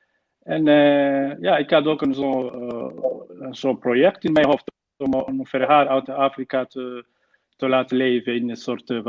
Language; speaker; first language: Dutch; non-native, fluent; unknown